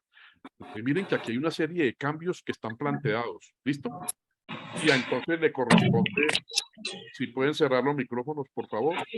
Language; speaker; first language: Spanish; native; Spanish